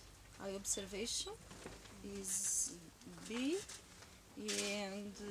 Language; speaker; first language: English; non-native, learner; Portuguese